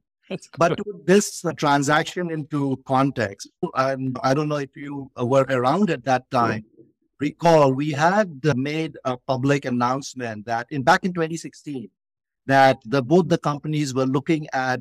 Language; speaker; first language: English; non-native, local second language; Bangla